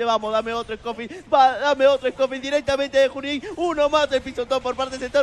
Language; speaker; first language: Spanish; native; Spanish